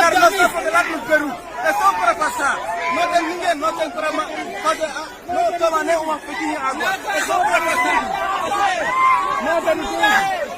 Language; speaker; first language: Portuguese; non-native, learner; Haitian Creole